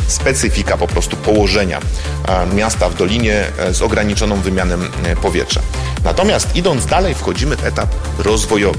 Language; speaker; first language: Polish; native; Polish